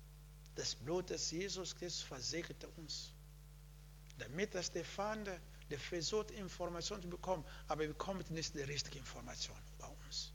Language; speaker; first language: German; non-native, learner; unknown